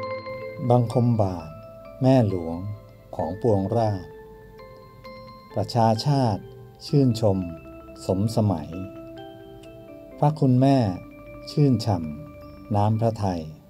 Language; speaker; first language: Thai; native; Thai